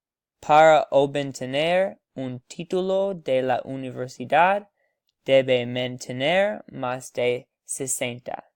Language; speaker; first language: Spanish; non-native, learner; English